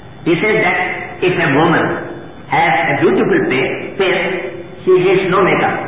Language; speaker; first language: English; non-native, local second language; Urdu